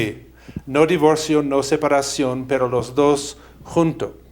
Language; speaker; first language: Spanish; non-native, fluent; English